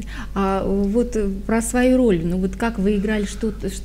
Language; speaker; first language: Russian; native; Russian